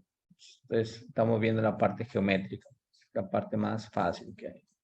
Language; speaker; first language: Spanish; native; Spanish